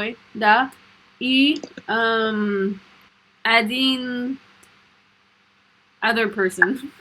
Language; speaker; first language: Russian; non-native, learner; English